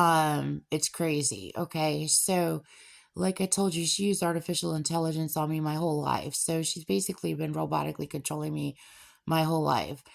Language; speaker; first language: English; native; English